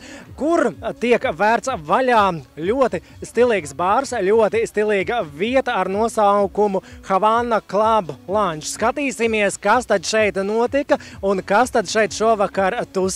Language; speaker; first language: Latvian; native; Latvian